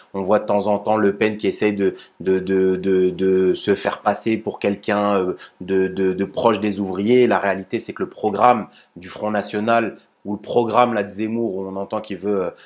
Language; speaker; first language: French; native; French